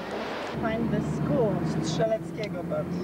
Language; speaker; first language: English; non-native, learner; Polish